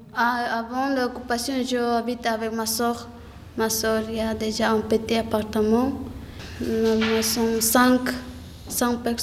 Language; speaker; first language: French; non-native, learner; Spanish